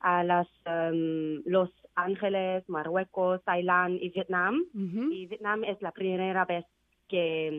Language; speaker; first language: Spanish; non-native, learner; Vietnamese